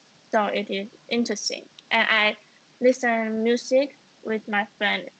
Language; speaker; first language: English; non-native, learner; Chinese